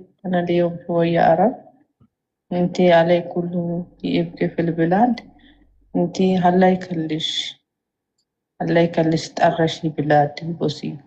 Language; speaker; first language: Arabic; non-native, learner; Amharic